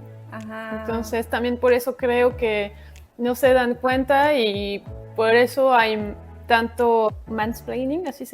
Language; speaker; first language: Spanish; non-native, fluent; French